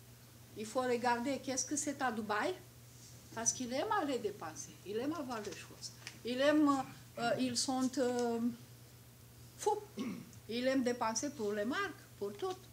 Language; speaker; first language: French; non-native, fluent; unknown